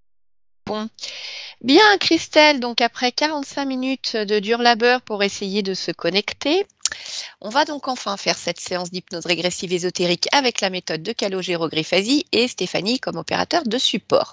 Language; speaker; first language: French; native; French